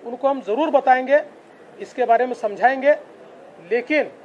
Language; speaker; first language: Hindi; non-native, local second language; Marathi